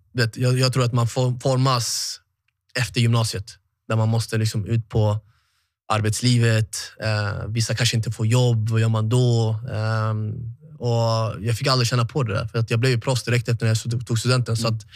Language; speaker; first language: Swedish; early bilingual, other home language; Tigrinya